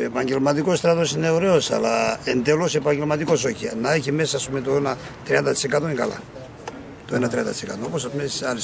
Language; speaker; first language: Greek; early bilingual, heritage; Greek